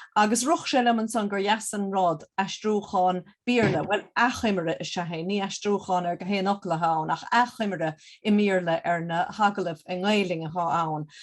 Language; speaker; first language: Irish; native; Irish